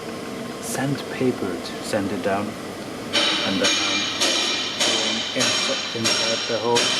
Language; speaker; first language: English; non-native, fluent; Icelandic